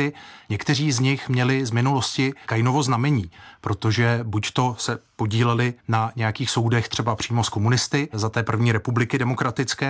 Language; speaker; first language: Czech; native; Czech